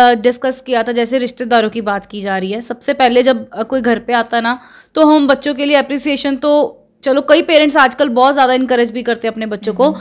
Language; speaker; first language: Hindi; non-native, local second language; Punjabi